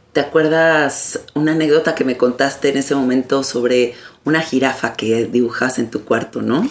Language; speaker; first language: Spanish; native; Spanish